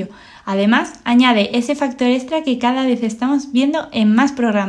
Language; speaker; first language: Spanish; native; Spanish